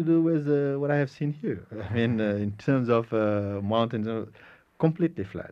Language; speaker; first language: English; non-native, fluent; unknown